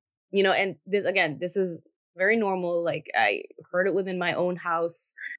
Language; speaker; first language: English; early bilingual, other home language; Spanish